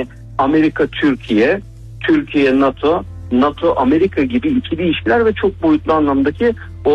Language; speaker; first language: Turkish; native; Turkish